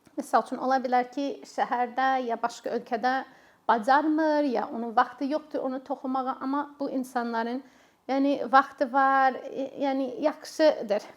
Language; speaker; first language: Azerbaijani; non-native, fluent; English